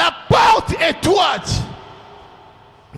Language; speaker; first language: French; non-native, local second language; Lingala